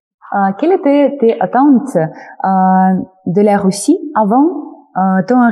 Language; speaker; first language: French; non-native, fluent; Russian